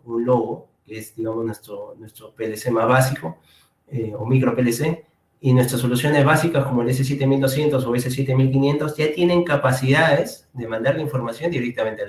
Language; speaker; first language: Spanish; native; Spanish